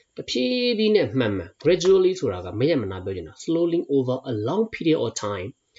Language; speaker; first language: English; non-native, fluent; Burmese